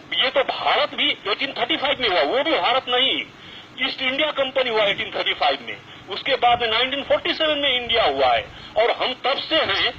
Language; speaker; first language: Hindi; non-native, local second language; Nepali